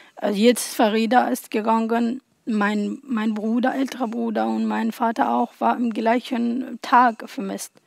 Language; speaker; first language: German; non-native, learner; Arabic